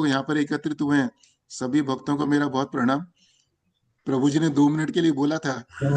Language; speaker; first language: Hindi; native; Hindi